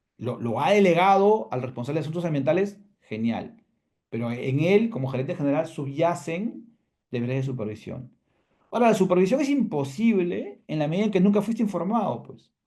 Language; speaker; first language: Spanish; native; Spanish